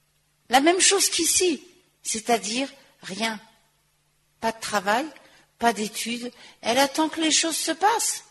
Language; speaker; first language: French; native; French